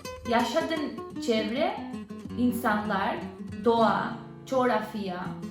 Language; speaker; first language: Turkish; non-native, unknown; Catalan